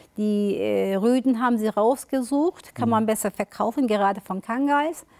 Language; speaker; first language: German; early bilingual, other home language; Turkish